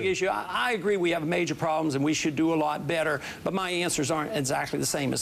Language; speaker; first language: English; native; English